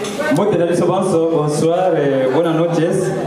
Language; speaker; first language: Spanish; non-native, learner; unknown